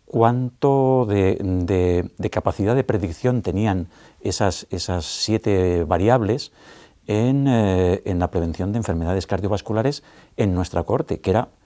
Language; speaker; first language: Spanish; native; Spanish